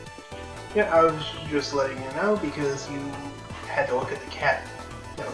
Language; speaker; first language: English; native; English